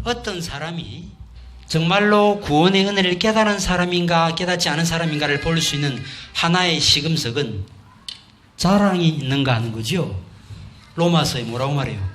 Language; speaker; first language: Korean; native; Korean